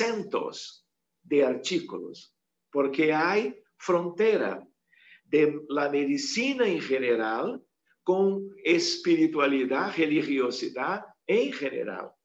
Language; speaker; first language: Spanish; non-native, fluent; Portuguese